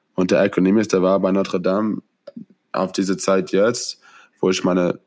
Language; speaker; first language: German; non-native, fluent; English